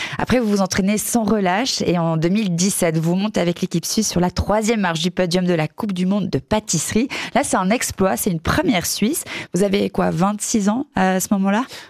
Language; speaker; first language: French; native; French